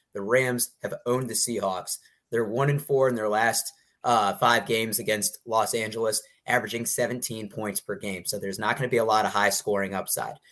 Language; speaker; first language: English; native; English